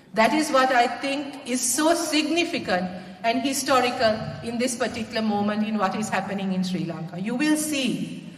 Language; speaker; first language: English; non-native, local second language; Sinhala